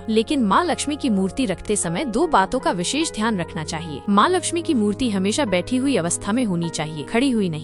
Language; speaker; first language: Hindi; native; Hindi